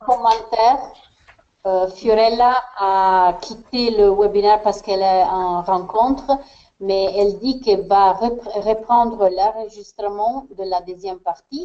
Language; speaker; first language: French; non-native, fluent; Spanish